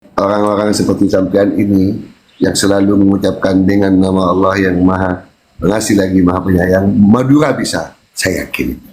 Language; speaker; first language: Indonesian; non-native, local second language; Madurese